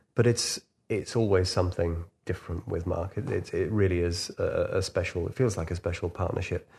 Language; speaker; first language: English; native; English